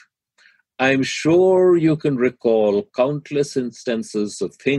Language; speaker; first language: English; non-native, local second language; Hindi